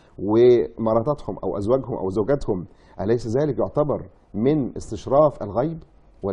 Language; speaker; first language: Arabic; native; Arabic